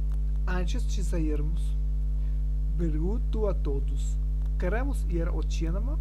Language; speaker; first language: Portuguese; non-native, learner; German